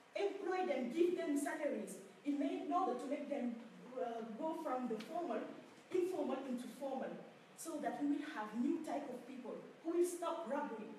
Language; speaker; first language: English; non-native, fluent; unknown